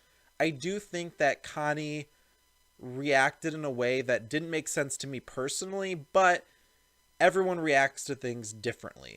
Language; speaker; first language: English; native; English